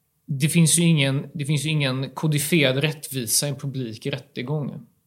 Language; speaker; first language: Swedish; native; Swedish